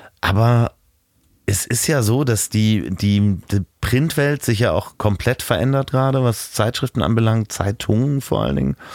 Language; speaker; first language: German; native; German